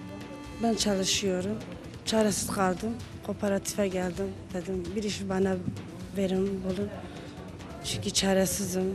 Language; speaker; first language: Turkish; non-native, local second language; Kurdish